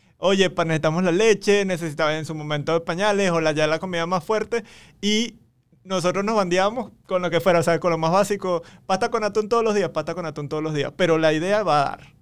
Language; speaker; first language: Spanish; native; Spanish